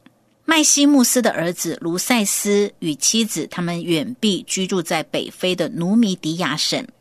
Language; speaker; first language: Chinese; native; Chinese